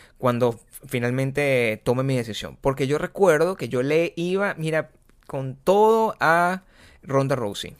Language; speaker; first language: Spanish; native; Spanish